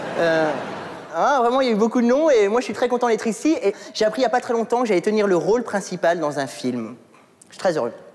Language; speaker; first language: French; early bilingual, other home language; Arabic